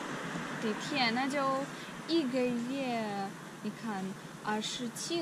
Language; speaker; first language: Chinese; non-native, fluent; Russian